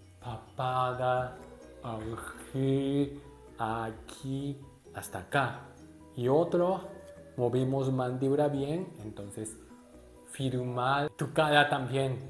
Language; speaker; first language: Spanish; non-native, learner; Japanese